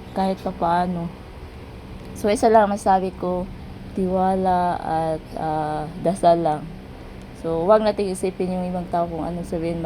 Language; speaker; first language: Filipino; non-native, local second language; Cebuano